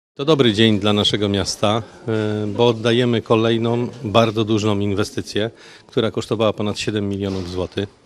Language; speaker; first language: Polish; native; Polish